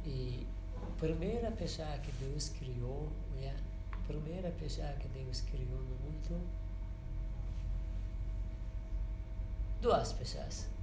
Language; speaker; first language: Portuguese; non-native, learner; Persian